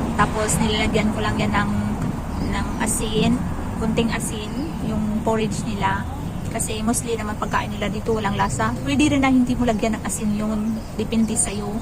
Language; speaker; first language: Filipino; non-native, local second language; Cebuano